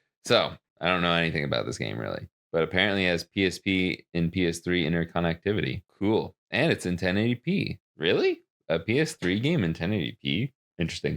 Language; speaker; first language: English; native; English